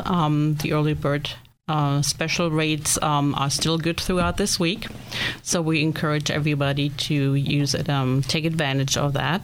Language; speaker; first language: English; non-native, fluent; German